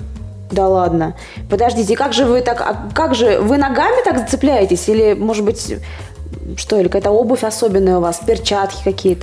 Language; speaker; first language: Russian; native; Russian